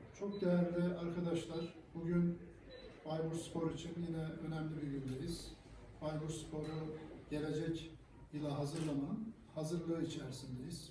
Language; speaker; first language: Turkish; native; Turkish